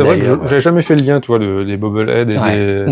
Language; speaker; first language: French; native; French